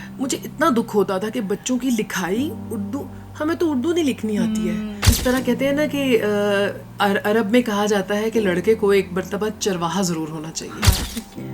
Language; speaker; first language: Urdu; non-native, local second language; Punjabi